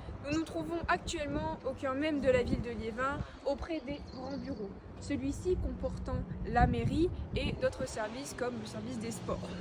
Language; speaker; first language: French; native; French